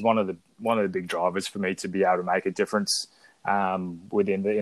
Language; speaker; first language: English; native; English